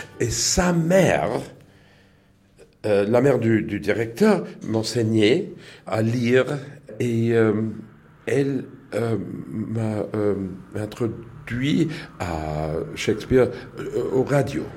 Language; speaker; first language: French; non-native, learner; English